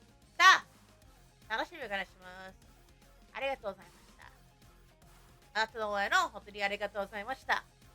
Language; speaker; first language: Japanese; non-native, learner; English